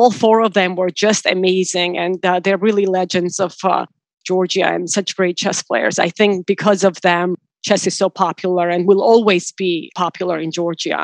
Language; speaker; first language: English; non-native, fluent; Georgian